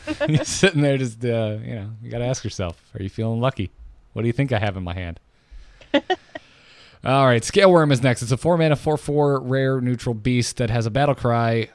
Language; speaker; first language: English; native; English